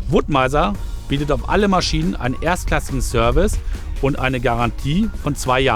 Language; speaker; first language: German; native; German